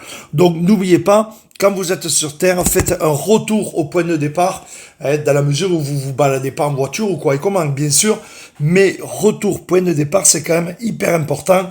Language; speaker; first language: French; native; French